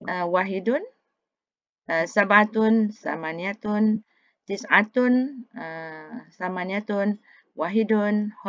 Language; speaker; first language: Arabic; non-native, learner; Malay